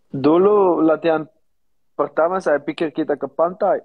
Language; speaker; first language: Indonesian; non-native, learner; Dutch